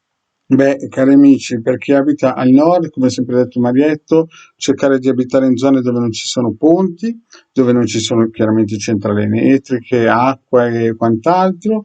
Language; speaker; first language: Italian; native; Italian